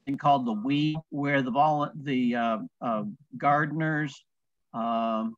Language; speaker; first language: English; native; English